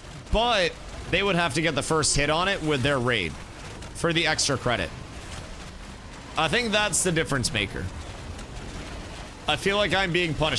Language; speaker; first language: English; native; English